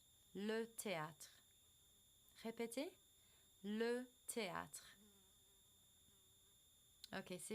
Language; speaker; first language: French; non-native, fluent; English